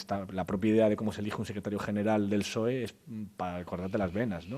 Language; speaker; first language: Spanish; native; Spanish